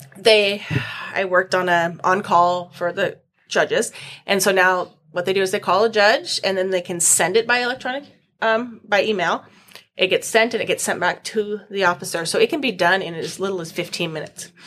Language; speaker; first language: English; native; English